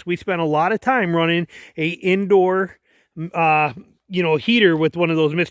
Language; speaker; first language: English; native; English